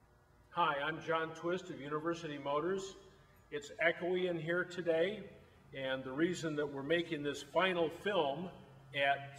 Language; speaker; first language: English; native; English